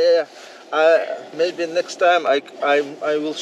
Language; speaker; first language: English; non-native, learner; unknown